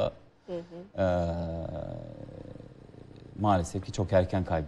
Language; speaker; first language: Turkish; non-native, fluent; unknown